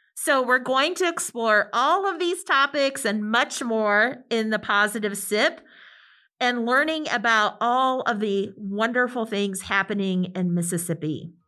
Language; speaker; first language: English; native; English